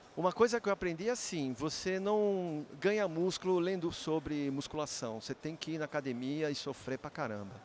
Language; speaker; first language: Portuguese; native; Portuguese